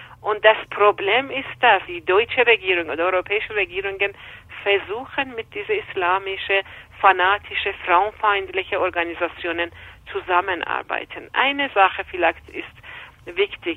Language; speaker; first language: German; non-native, fluent; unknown